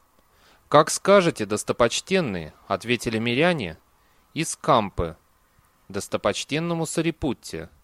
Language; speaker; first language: Russian; native; Russian